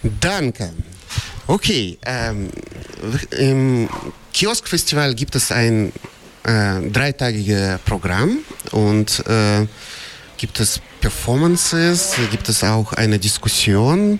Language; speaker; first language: German; non-native, fluent; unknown